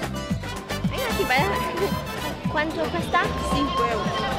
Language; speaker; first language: Spanish; non-native, learner; English